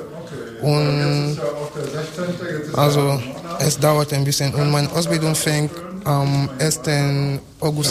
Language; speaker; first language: German; non-native, learner; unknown